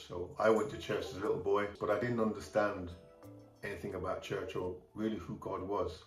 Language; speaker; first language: English; native; English